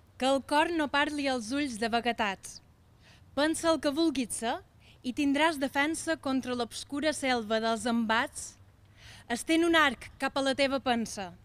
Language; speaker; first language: Catalan; native; Catalan